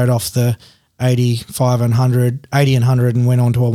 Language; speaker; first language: English; native; English